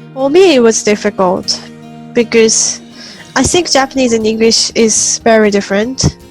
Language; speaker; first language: English; non-native, fluent; Japanese